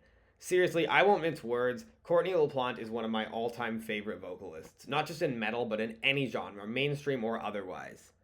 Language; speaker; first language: English; native; English